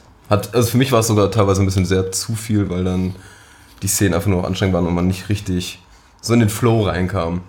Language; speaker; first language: German; native; German